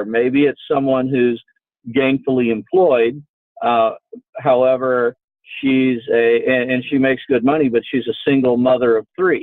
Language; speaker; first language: English; native; English